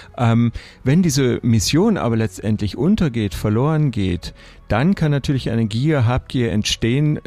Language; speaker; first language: German; native; German